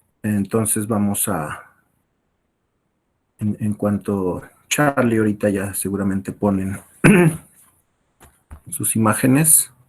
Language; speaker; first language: Spanish; native; Spanish